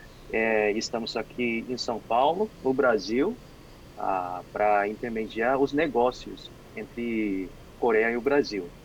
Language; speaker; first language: Portuguese; non-native, fluent; Korean